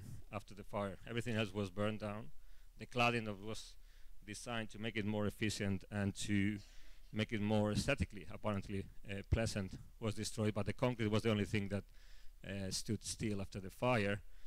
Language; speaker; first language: English; non-native, fluent; Spanish